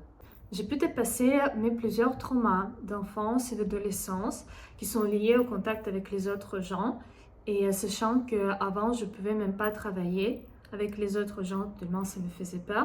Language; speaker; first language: French; non-native, fluent; Russian